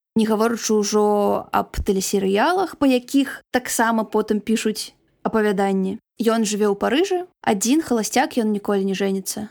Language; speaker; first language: Belarusian; non-native, local second language; Russian